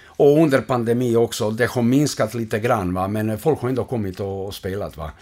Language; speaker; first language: Swedish; non-native, fluent; Croatian